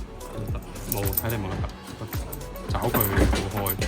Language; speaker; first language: Chinese; native; Chinese